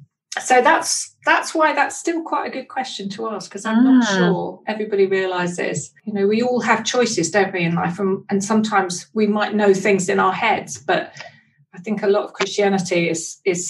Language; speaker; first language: English; native; English